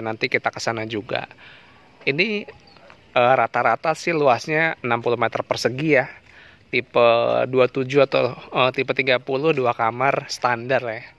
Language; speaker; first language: Indonesian; native; Indonesian